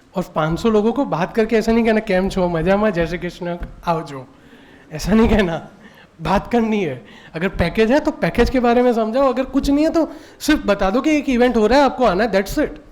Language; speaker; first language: Hindi; non-native, local second language; Gujarati